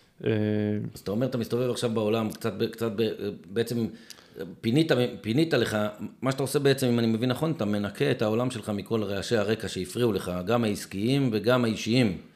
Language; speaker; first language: Hebrew; native; Hebrew